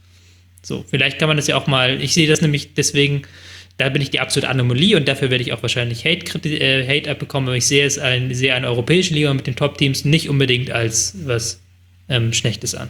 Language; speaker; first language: German; native; German